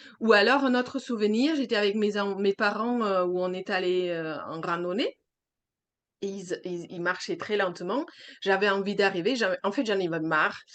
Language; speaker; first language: French; non-native, fluent; German